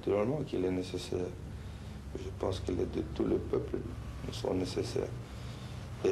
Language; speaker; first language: French; non-native, learner; Spanish